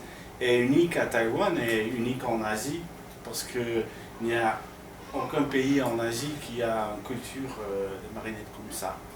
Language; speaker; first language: French; non-native, fluent; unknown